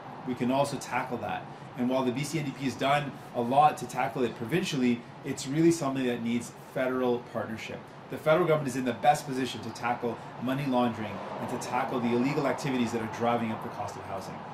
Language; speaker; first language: English; native; English